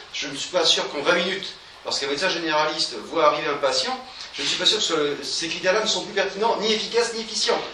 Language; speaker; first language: French; native; French